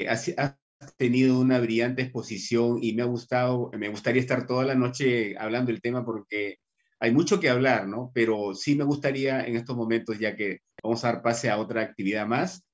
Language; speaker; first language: Spanish; native; Spanish